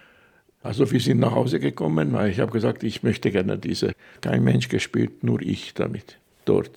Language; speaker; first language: German; non-native, fluent; Hungarian